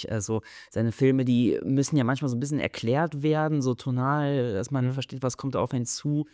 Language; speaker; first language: German; native; German